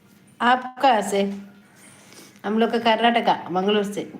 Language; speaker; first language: Hindi; non-native, local second language; Tulu